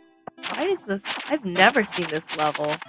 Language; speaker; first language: English; native; English